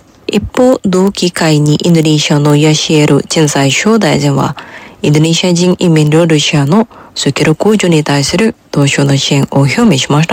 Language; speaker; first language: Japanese; non-native, fluent; Indonesian